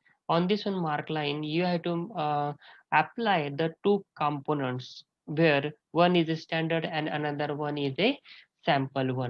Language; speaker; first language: English; non-native, local second language; Marathi